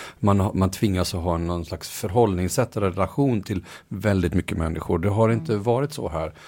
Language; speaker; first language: Swedish; native; Swedish